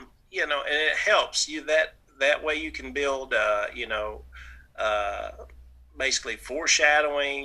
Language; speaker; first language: English; native; English